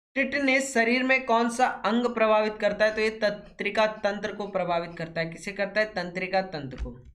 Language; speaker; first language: Hindi; native; Hindi